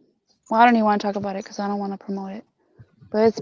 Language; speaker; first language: English; native; English